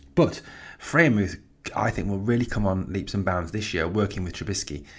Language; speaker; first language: English; native; English